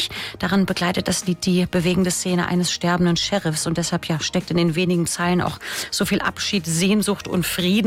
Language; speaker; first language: German; native; German